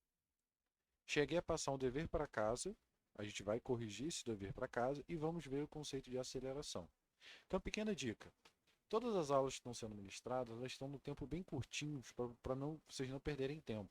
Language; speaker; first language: Portuguese; native; Portuguese